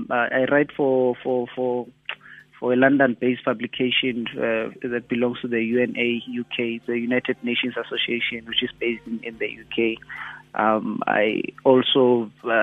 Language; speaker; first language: English; non-native, local second language; Xhosa